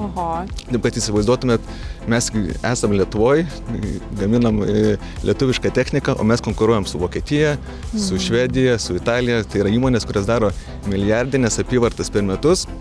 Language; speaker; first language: Lithuanian; native; Lithuanian